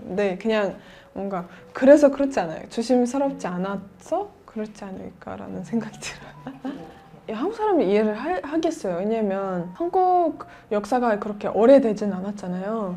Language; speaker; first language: Korean; non-native, fluent; Russian